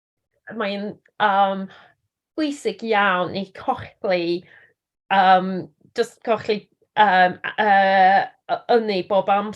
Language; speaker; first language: Welsh; non-native, learner; English